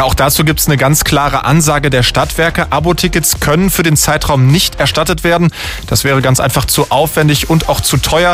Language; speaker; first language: German; native; German